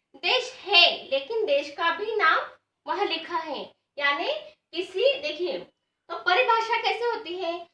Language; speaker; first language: Hindi; non-native, local second language; Marathi